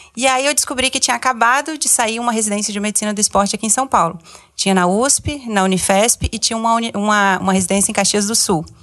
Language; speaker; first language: Portuguese; native; Portuguese